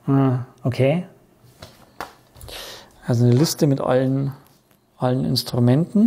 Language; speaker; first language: German; native; German